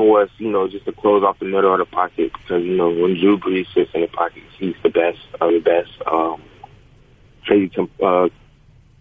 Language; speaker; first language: English; native; English